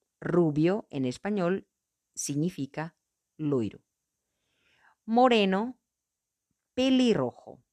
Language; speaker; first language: Spanish; non-native, fluent; Portuguese